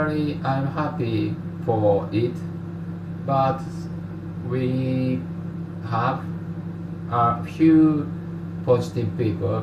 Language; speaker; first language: English; non-native, learner; Japanese